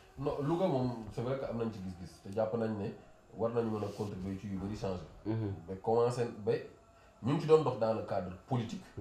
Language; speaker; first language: Wolof; native; Wolof